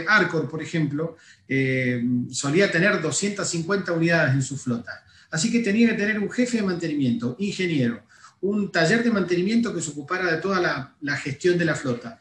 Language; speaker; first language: Spanish; native; Spanish